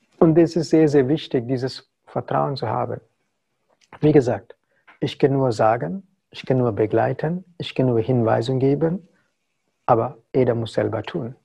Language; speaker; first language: German; non-native, fluent; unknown